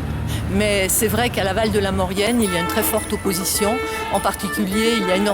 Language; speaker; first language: French; native; French